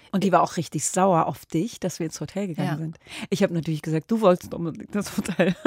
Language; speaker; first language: German; early bilingual, other home language; Arabic